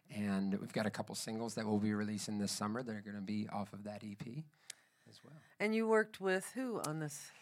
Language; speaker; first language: English; native; English